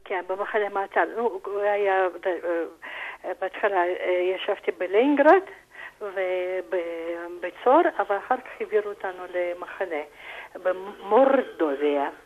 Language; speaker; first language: Hebrew; non-native, fluent; Russian